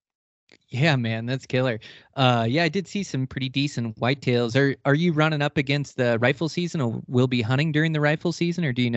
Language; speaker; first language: English; native; English